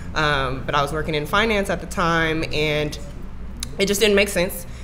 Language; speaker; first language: English; native; English